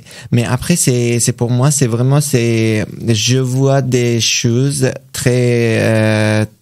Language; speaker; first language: French; non-native, learner; Persian